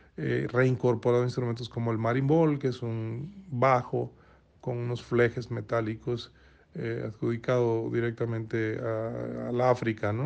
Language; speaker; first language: Spanish; native; Spanish